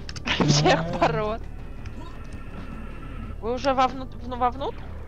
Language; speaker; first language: Russian; native; Russian